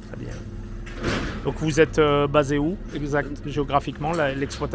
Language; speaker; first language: French; native; French